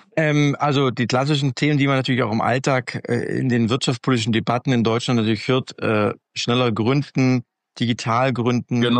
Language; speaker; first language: German; native; German